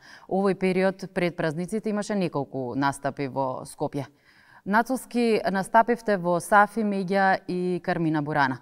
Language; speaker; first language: Macedonian; native; Macedonian